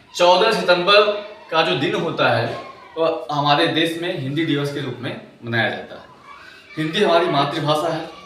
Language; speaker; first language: Hindi; native; Hindi